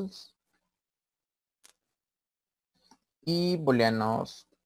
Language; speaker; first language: Spanish; native; Spanish